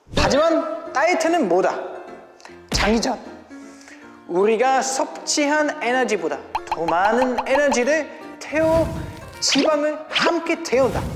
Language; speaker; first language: Korean; non-native, fluent; German